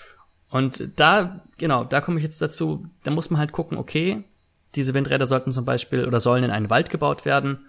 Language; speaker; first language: German; native; German